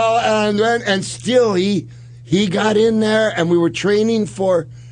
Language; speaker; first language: English; native; English